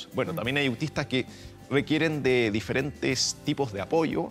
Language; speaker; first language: Spanish; native; Spanish